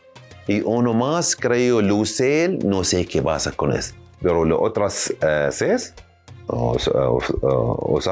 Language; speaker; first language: Spanish; non-native, learner; Arabic